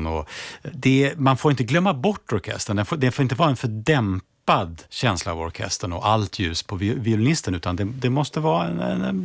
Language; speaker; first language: Swedish; native; Swedish